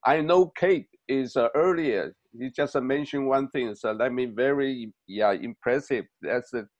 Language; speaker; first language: English; non-native, learner; Chinese